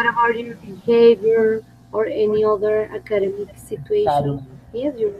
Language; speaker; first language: English; non-native, fluent; Spanish